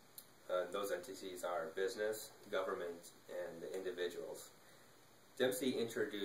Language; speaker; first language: English; native; English